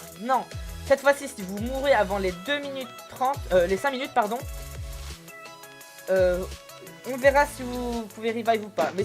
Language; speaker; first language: French; native; French